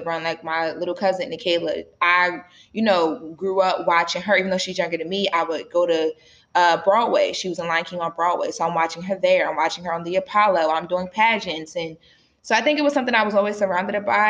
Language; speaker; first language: English; native; English